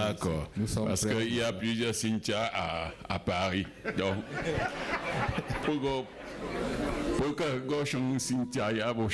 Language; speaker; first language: French; non-native, local second language; Ghomala